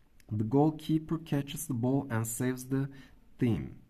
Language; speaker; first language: English; non-native, fluent; Turkish